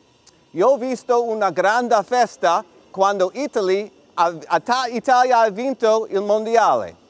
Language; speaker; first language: Italian; non-native, learner; English